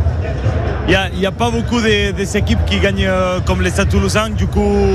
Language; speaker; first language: French; non-native, fluent; Spanish